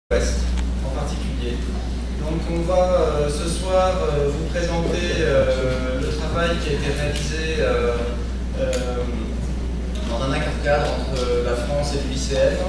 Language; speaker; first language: French; native; French